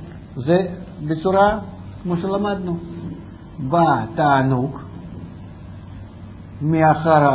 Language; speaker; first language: Hebrew; non-native, fluent; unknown